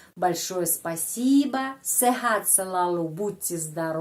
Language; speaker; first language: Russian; non-native, fluent; Indonesian